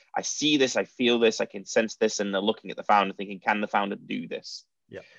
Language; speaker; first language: English; native; English